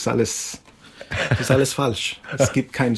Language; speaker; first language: German; non-native, learner; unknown